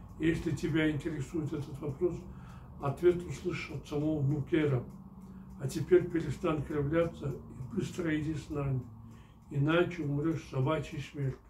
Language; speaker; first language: Russian; non-native, local second language; Kyrgyz